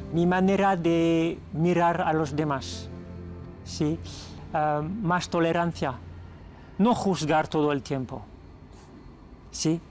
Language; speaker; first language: Spanish; non-native, fluent; French